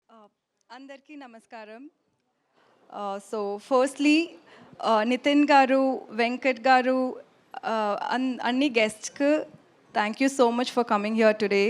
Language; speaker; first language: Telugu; non-native, learner; Tamil